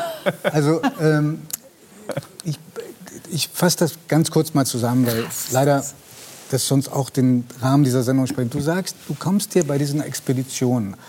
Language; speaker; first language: German; native; German